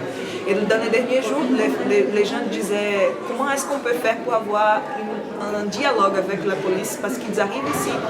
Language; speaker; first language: French; non-native, learner; Portuguese